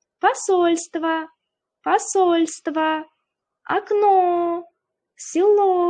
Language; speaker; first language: Russian; non-native, local second language; Uzbek